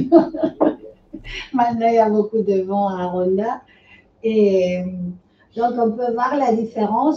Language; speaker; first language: French; non-native, fluent; Spanish